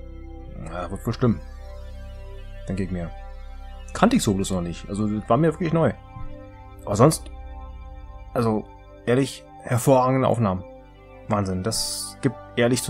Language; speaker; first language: German; native; German